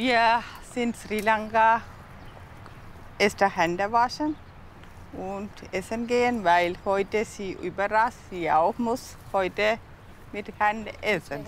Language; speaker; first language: German; non-native, learner; Sinhala